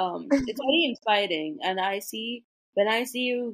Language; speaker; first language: English; non-native, local second language; Hindi